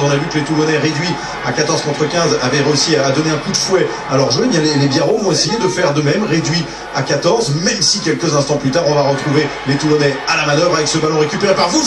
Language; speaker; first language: French; native; French